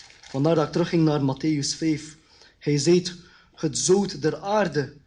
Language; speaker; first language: Dutch; early bilingual, other home language; Khmer